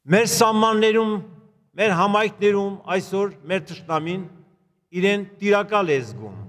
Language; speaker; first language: Armenian; native; Armenian